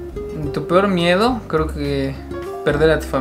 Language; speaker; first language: Spanish; native; Spanish